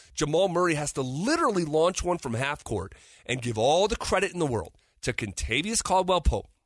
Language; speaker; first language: English; native; English